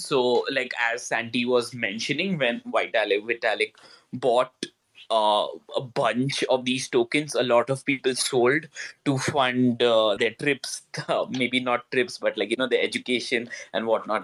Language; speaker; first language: English; non-native, local second language; Hindi